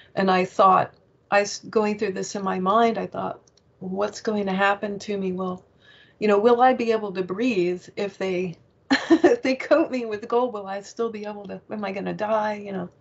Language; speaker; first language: English; native; English